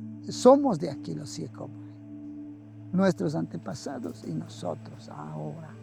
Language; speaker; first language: Spanish; non-native, local second language; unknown